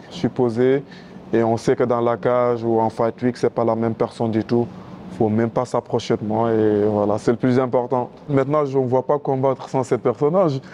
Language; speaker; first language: French; non-native, local second language; Wolof